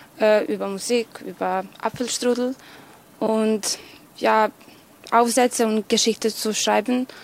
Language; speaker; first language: German; non-native, fluent; Serbian